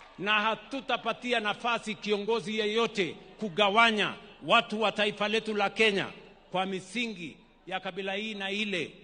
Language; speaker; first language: Swahili; non-native, local second language; Kalenjin